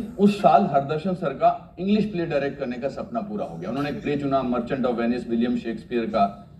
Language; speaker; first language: Hindi; native; Hindi